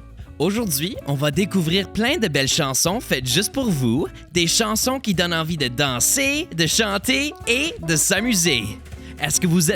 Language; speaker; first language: French; native; French